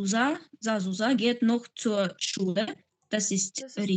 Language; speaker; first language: German; non-native, learner; Macedonian